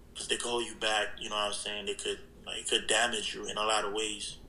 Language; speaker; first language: English; early bilingual, other home language; Haitian Creole